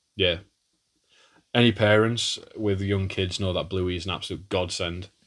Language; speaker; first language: English; native; English